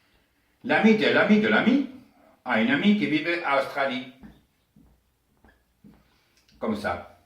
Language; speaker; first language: French; non-native, learner; Spanish